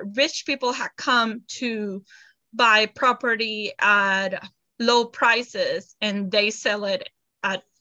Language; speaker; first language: English; non-native, fluent; Spanish